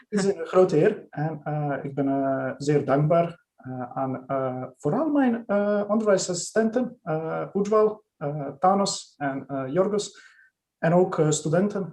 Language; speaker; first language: Dutch; non-native, fluent; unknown